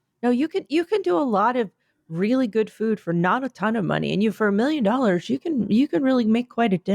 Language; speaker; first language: English; native; English